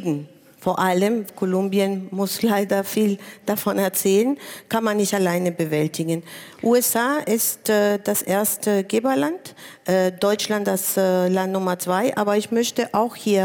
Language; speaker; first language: German; non-native, fluent; Spanish